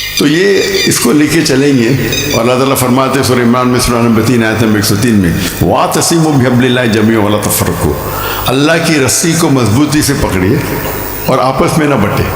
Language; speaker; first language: Urdu; non-native, local second language; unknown